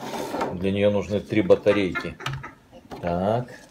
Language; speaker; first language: Russian; native; Russian